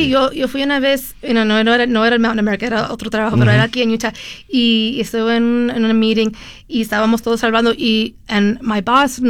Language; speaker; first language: Spanish; early bilingual, heritage; Spanish